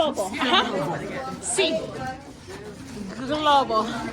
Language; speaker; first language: Spanish; non-native, fluent; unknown